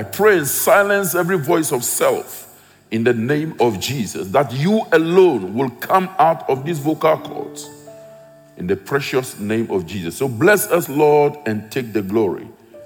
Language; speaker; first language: English; non-native, local second language; Akan